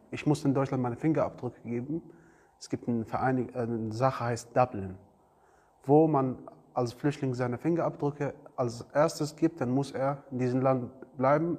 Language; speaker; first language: German; non-native, fluent; Arabic